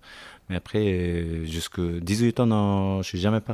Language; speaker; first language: French; non-native, learner; Japanese